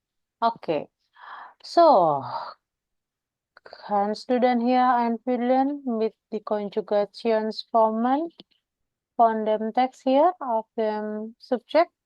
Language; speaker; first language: German; non-native, fluent; Indonesian